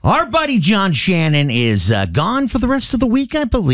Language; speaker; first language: English; native; English